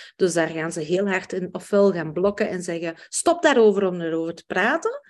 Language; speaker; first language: Dutch; native; Dutch